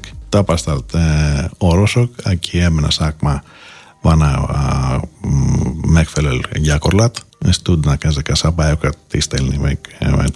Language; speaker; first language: Hungarian; non-native, fluent; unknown